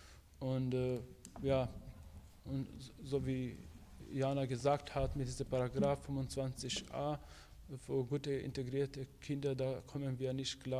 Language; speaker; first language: German; non-native, fluent; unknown